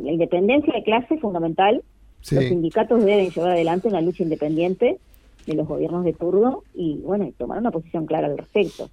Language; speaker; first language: Spanish; native; Spanish